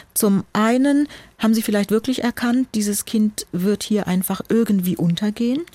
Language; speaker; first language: German; native; German